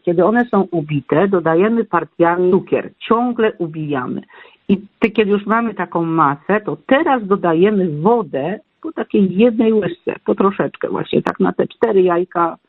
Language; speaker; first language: Polish; native; Polish